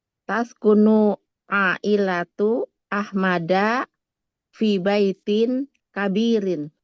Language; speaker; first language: Arabic; non-native, learner; Indonesian